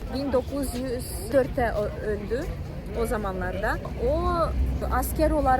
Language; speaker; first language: Turkish; non-native, fluent; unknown